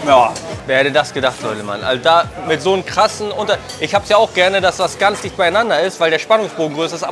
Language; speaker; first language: German; native; German